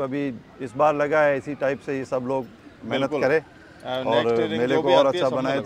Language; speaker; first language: Hindi; native; Hindi